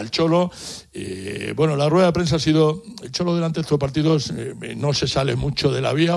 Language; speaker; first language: Spanish; native; Spanish